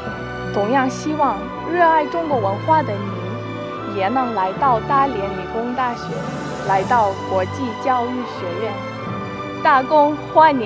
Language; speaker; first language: Chinese; non-native, fluent; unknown